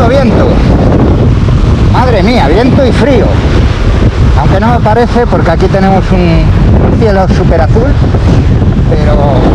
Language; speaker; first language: Spanish; native; Spanish